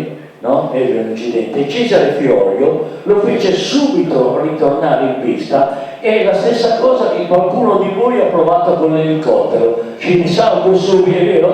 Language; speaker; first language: Italian; native; Italian